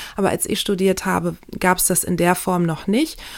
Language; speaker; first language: German; early bilingual, other home language; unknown